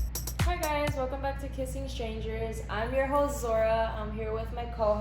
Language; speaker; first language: English; native; English